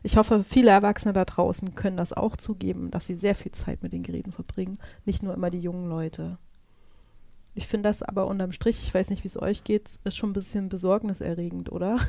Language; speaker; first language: German; native; German